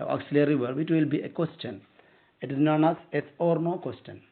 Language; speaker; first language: English; non-native, local second language; Malayalam